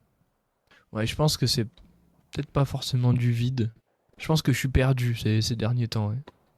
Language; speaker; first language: French; native; French